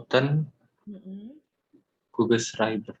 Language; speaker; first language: German; non-native, learner; Indonesian